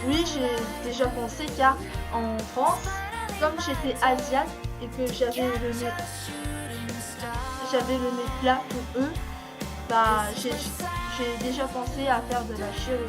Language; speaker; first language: French; early bilingual, other home language; Korean